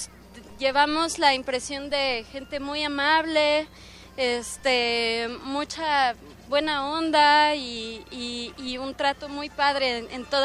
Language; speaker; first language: Spanish; native; Spanish